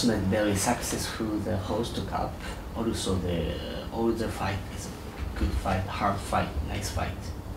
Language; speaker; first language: English; non-native, learner; Japanese